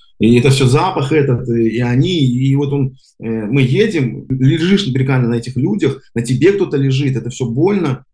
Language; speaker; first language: Russian; native; Russian